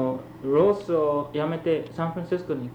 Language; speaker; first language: Japanese; early bilingual, heritage; Japanese